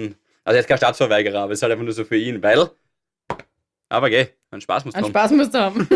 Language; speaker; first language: German; native; German